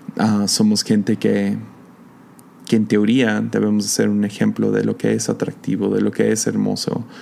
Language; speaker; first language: Spanish; non-native, fluent; English